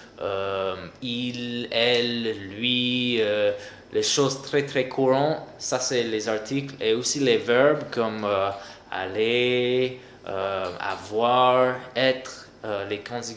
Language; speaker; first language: French; non-native, fluent; English